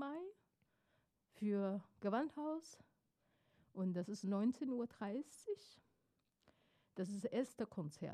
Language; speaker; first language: German; non-native, fluent; Chinese